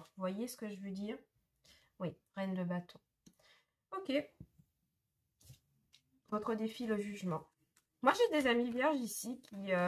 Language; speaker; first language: French; native; French